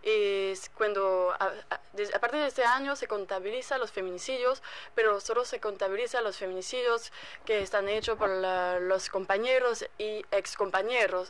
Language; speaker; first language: Spanish; non-native, fluent; French